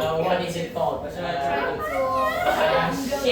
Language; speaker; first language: English; non-native, learner; Indonesian